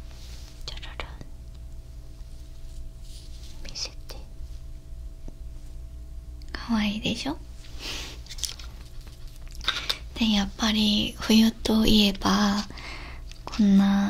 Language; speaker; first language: Japanese; non-native, learner; Korean